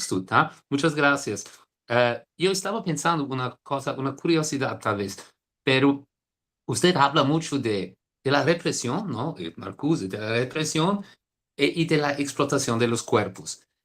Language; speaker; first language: Spanish; non-native, fluent; Portuguese